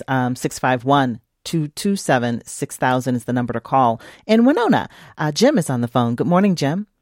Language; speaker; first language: English; native; English